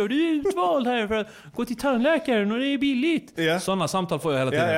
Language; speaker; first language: Swedish; native; Swedish